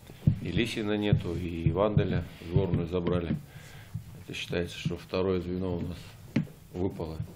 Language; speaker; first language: Russian; native; Russian